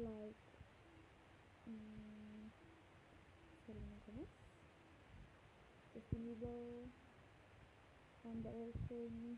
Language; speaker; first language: English; non-native, learner; Malay